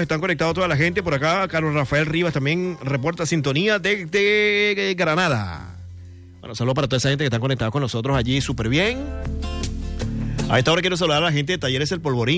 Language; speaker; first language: Spanish; native; Spanish